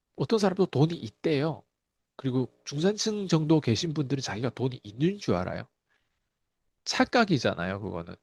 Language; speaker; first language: Korean; early bilingual, heritage; Korean